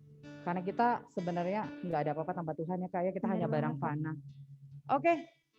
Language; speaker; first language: Indonesian; native; Indonesian